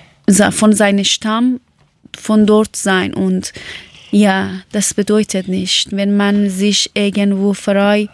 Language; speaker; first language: German; non-native, learner; Persian